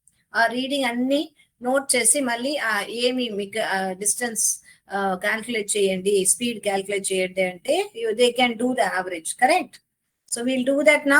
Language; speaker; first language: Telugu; non-native, learner; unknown